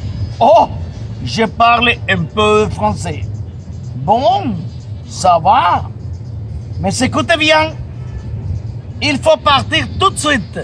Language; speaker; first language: French; non-native, fluent; Spanish